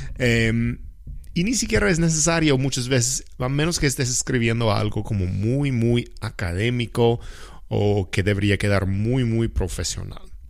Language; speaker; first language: Spanish; non-native, fluent; English